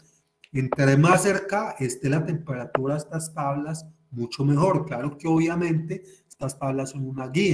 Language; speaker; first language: Spanish; native; Spanish